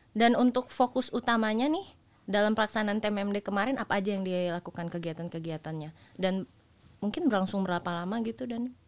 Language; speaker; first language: Indonesian; native; Indonesian